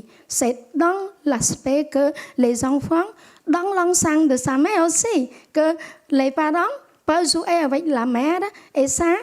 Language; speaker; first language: French; non-native, local second language; Khmer